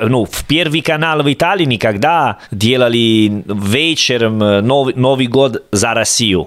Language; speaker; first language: Russian; non-native, learner; Italian